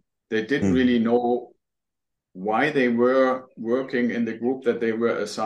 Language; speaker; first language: English; non-native, fluent; German